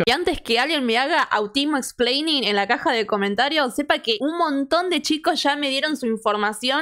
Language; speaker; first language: Spanish; native; Spanish